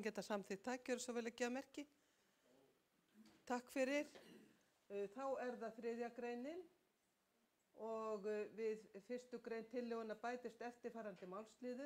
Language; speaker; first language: Icelandic; native; Icelandic